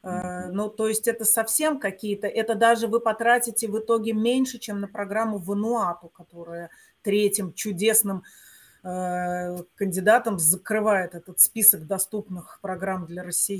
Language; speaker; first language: Russian; native; Russian